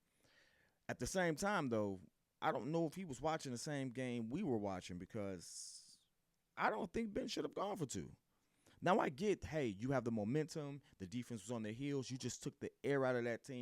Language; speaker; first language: English; native; English